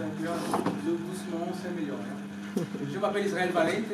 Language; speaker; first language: French; non-native, learner; Portuguese